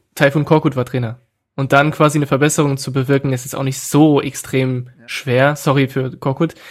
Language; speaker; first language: German; non-native, fluent; French